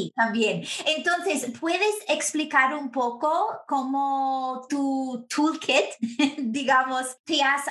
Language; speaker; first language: Spanish; non-native, fluent; English